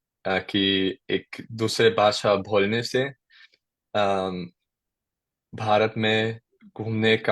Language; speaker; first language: Hindi; non-native, learner; German